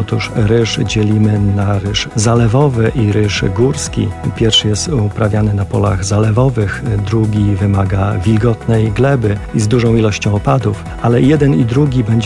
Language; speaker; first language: Polish; native; Polish